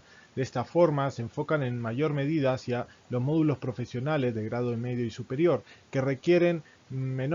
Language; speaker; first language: Spanish; native; Spanish